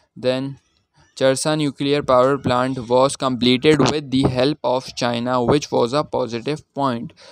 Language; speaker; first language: English; non-native, local second language; Urdu